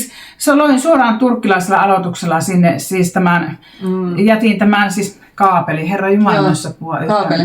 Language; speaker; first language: Finnish; native; Finnish